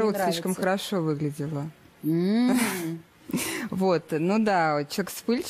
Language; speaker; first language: Russian; native; Russian